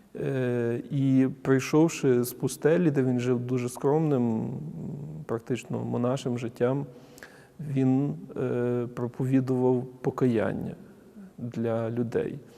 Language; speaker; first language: Ukrainian; native; Ukrainian